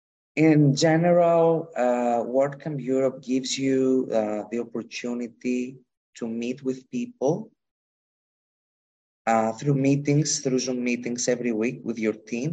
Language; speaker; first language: English; non-native, fluent; Greek